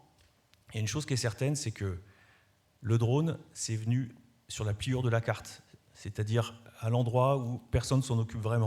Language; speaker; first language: French; native; French